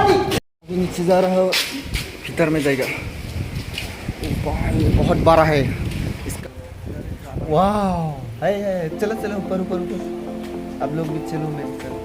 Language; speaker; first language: Hindi; non-native, local second language; Assamese